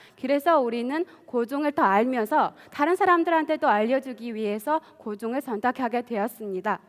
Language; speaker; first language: Korean; non-native, fluent; Mongolian